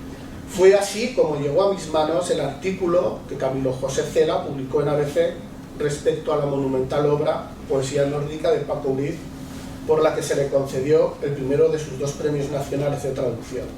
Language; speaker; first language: Spanish; native; Spanish